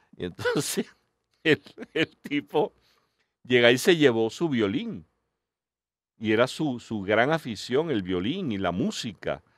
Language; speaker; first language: Spanish; native; Spanish